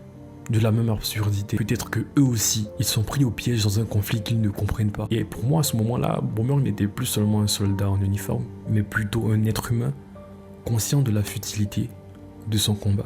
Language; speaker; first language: French; native; French